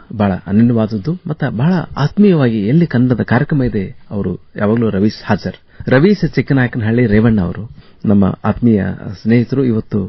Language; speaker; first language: Kannada; native; Kannada